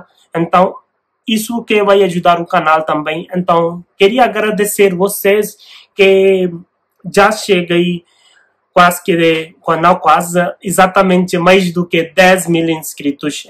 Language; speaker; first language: Portuguese; non-native, learner; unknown